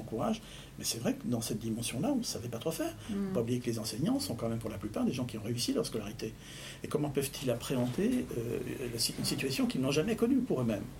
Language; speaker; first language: French; native; French